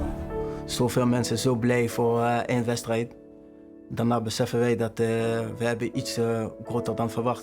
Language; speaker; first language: Dutch; non-native, learner; French